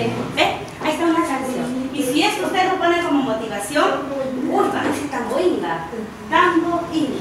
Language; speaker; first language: Spanish; native; Spanish